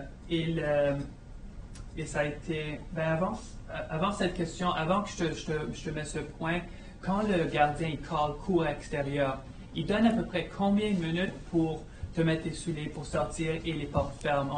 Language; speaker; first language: French; non-native, fluent; English